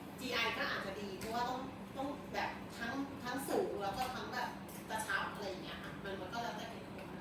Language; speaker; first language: Thai; native; Thai